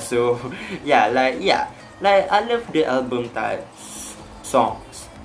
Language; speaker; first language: English; non-native, local second language; Malay